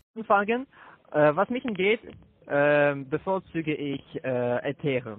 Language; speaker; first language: German; non-native, learner; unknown